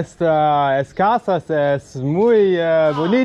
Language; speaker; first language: Spanish; non-native, learner; German